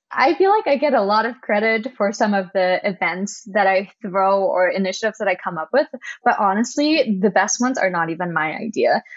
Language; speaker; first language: English; non-native, fluent; German